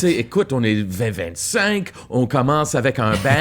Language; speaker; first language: French; non-native, local second language; English